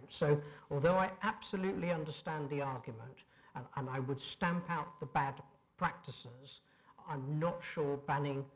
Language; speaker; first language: English; native; English